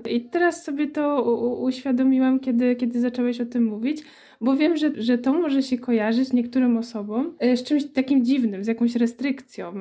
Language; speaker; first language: Polish; native; Polish